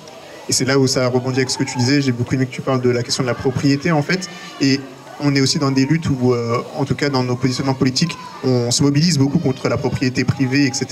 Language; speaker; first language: French; native; French